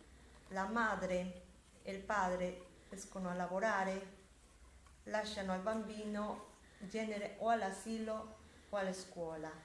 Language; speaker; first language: Italian; non-native, fluent; Spanish